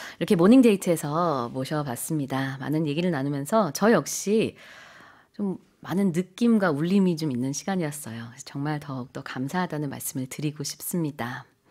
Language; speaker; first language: Korean; native; Korean